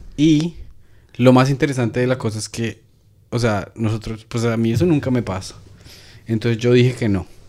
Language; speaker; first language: Spanish; native; Spanish